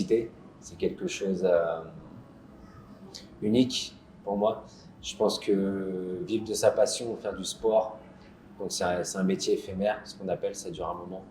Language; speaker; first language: French; native; French